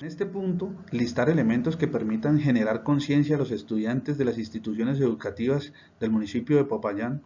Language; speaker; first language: Spanish; native; Spanish